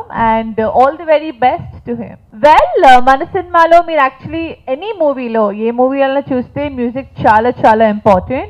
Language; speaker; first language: Telugu; non-native, fluent; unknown